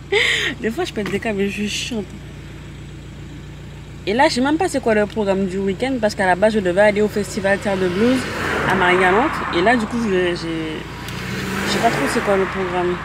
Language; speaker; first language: French; native; French